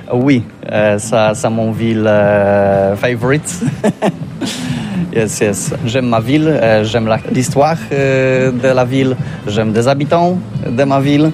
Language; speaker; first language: French; non-native, learner; Polish